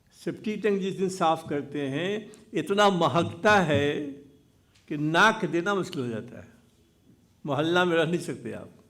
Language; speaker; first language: Hindi; native; Hindi